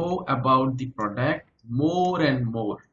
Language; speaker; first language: English; native; English